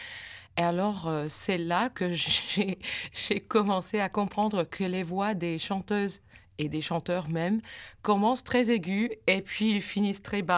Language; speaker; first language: French; non-native, fluent; English